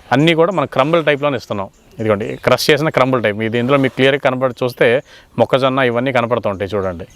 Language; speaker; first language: Telugu; native; Telugu